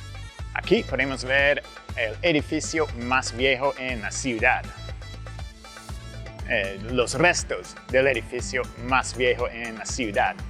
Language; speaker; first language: Spanish; non-native, fluent; English